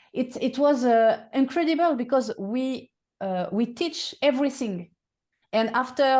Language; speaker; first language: English; non-native, fluent; French